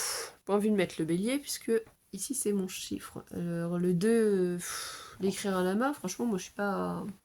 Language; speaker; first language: French; native; French